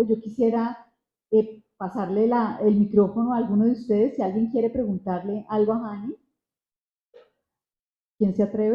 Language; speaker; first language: Spanish; native; Spanish